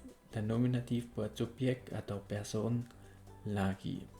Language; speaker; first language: Indonesian; non-native, fluent; German